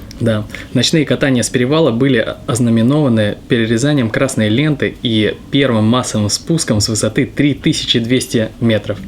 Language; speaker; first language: Russian; native; Russian